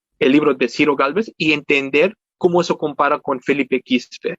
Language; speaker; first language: Spanish; early bilingual, heritage; Spanish